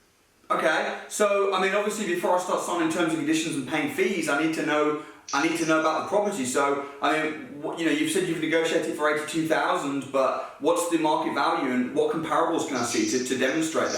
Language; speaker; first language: English; native; English